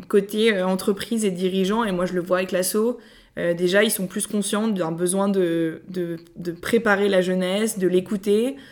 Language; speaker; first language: French; native; French